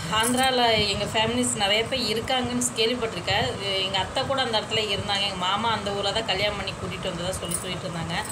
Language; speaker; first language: Tamil; non-native, local second language; Telugu